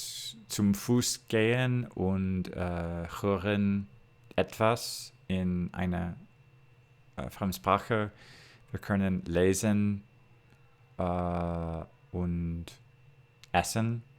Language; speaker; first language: German; non-native, learner; English